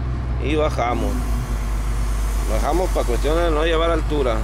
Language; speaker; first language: Spanish; native; Spanish